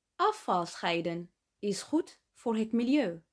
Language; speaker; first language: Dutch; non-native, fluent; Arabic